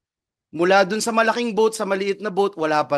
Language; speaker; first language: Filipino; native; Filipino